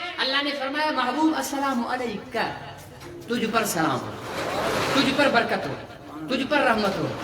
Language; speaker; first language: Urdu; non-native, local second language; Sindhi